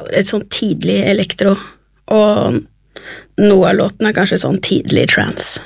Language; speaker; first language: Norwegian; early bilingual, other home language; Spanish